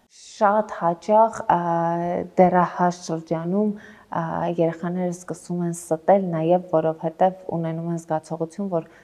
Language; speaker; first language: Armenian; native; Armenian